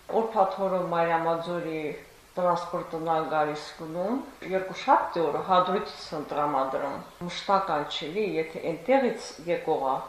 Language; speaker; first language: Armenian; native; Armenian